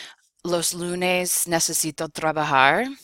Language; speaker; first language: Spanish; non-native, fluent; English